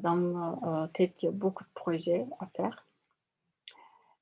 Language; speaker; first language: French; non-native, learner; Turkish